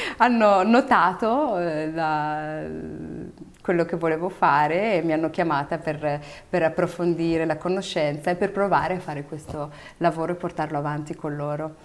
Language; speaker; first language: Italian; early bilingual, other home language; Arabic